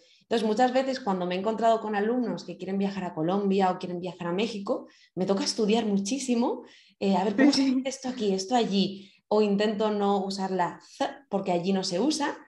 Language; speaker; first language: Spanish; native; Spanish